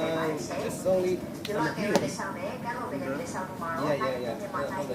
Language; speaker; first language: English; non-native, learner; Burmese